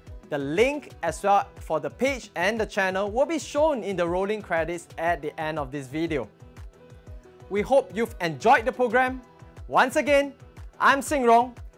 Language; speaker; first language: English; non-native, local second language; Chinese